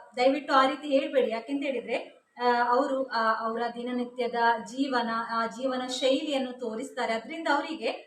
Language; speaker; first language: Kannada; non-native, local second language; Tulu